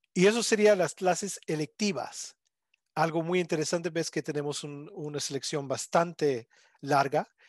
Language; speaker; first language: Spanish; non-native, fluent; English